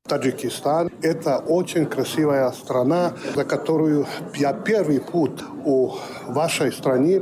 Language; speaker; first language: Russian; non-native, learner; Serbian